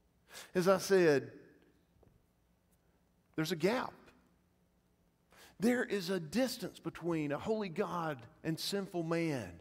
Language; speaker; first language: English; native; English